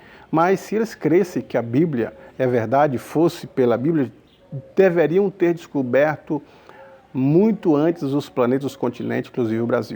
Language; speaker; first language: Portuguese; native; Portuguese